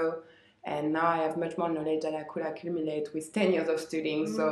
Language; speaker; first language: English; non-native, fluent; French